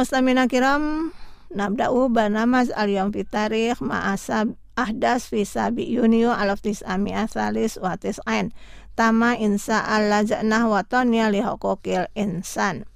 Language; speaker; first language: Arabic; non-native, fluent; Indonesian